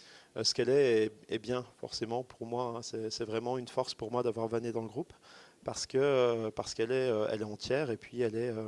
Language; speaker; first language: French; native; French